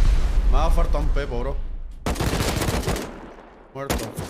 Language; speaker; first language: Spanish; native; Spanish